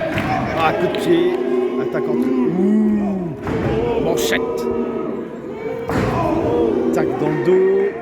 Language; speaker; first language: French; native; French